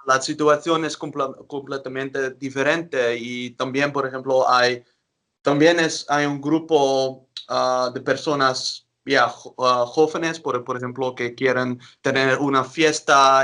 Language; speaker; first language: Spanish; non-native, learner; Dutch